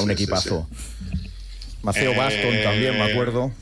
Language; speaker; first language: Spanish; native; Spanish